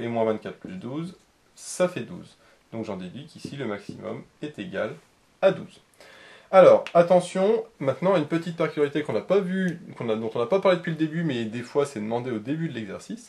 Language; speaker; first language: French; native; French